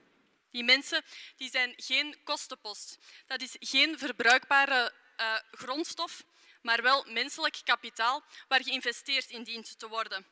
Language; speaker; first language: Dutch; native; Dutch